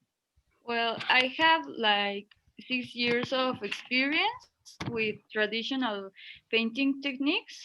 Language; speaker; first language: English; non-native, learner; Spanish